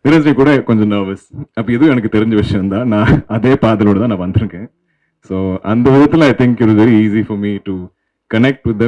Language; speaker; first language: Tamil; non-native, local second language; Malayalam